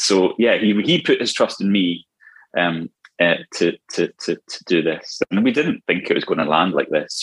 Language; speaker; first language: English; native; English